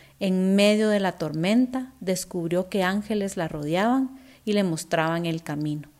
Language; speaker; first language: Spanish; native; Spanish